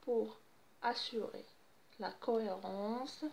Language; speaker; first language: French; non-native, local second language; Arabic